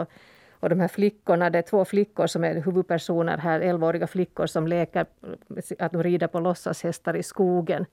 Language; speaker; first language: Swedish; native; Swedish